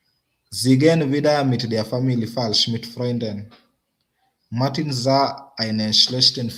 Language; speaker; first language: German; non-native, learner; Swahili